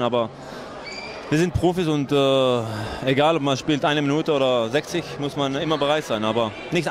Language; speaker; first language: German; non-native, fluent; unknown